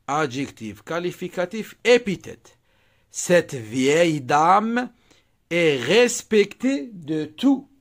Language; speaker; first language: French; non-native, local second language; Arabic